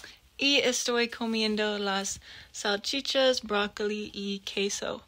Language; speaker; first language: Spanish; non-native, learner; English